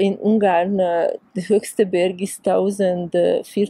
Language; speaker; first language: German; non-native, fluent; Hungarian